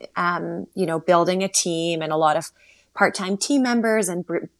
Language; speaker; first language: English; early bilingual, other home language; Slovak